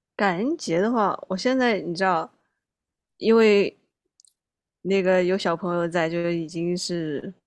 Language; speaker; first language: Chinese; native; Chinese